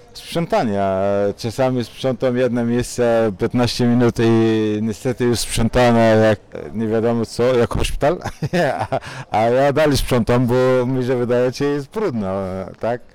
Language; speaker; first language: Polish; non-native, learner; Arabic